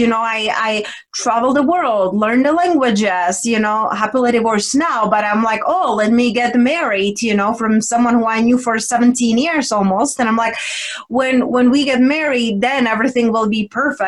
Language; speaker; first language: English; non-native, fluent; Czech